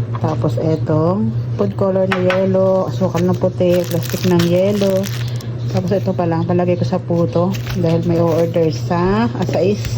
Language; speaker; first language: Filipino; native; Filipino